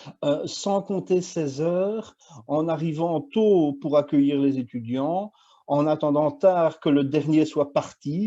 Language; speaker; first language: French; native; French